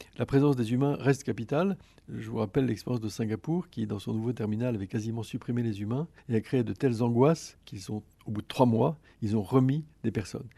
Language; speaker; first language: French; native; French